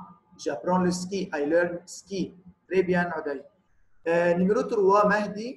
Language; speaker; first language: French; non-native, fluent; Arabic